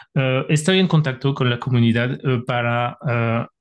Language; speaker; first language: Spanish; non-native, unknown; French